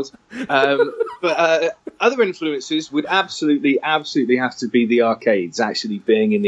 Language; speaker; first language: English; native; English